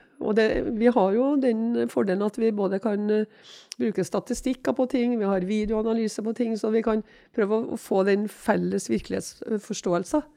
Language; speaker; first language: Norwegian; native; Norwegian